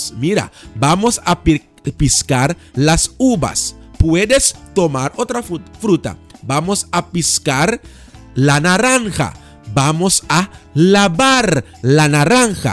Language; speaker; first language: Spanish; non-native, fluent; Dutch